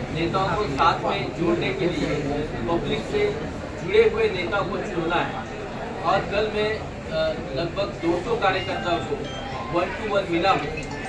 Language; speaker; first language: Hindi; non-native, local second language; Marathi